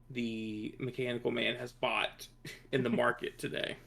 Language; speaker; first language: English; native; English